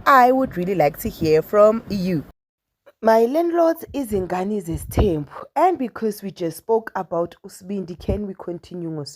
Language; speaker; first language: English; non-native, local second language; Zulu